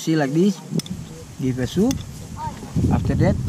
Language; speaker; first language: English; non-native, learner; Indonesian